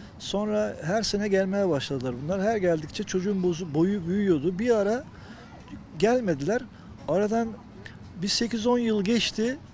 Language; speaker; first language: Turkish; native; Turkish